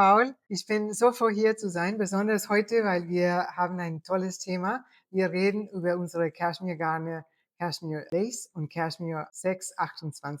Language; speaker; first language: German; non-native, fluent; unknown